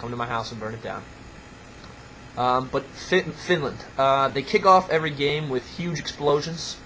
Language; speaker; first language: English; native; English